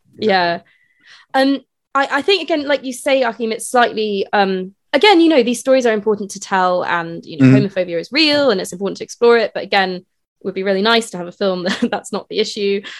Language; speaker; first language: English; native; English